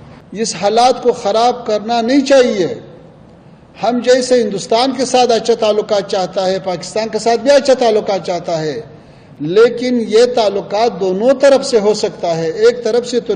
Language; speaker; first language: Urdu; non-native, fluent; Pashto